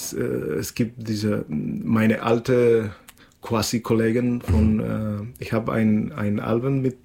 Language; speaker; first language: German; non-native, fluent; Spanish